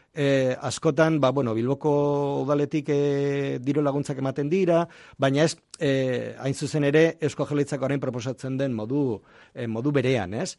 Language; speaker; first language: Basque; non-native, local second language; Spanish